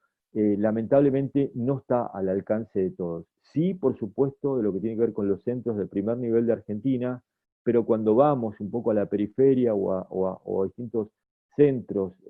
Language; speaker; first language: Spanish; native; Spanish